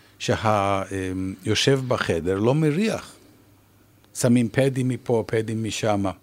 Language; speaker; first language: Hebrew; non-native, fluent; English